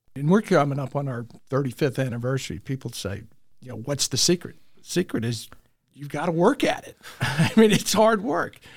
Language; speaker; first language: English; early bilingual, other home language; Italian